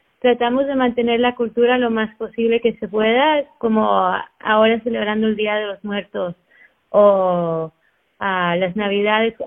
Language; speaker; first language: Spanish; early bilingual, heritage; Spanish